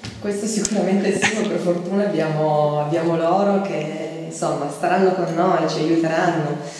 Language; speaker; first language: Italian; native; Italian